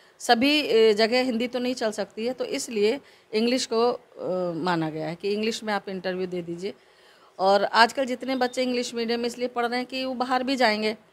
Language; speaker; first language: Hindi; native; Hindi